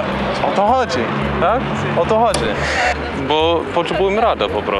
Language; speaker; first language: Polish; non-native, learner; English